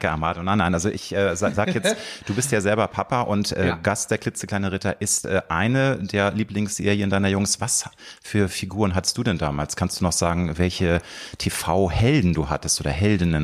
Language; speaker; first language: German; native; German